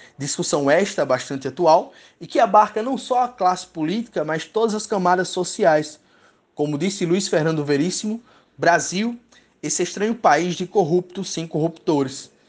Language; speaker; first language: Portuguese; native; Portuguese